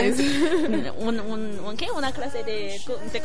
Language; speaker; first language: Spanish; non-native, learner; Chinese